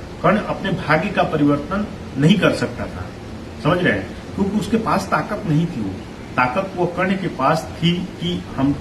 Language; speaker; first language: Hindi; native; Hindi